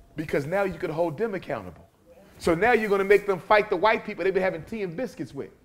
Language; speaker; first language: English; native; English